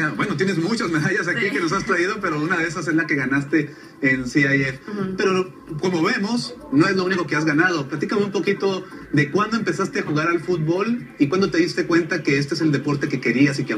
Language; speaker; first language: Spanish; native; Spanish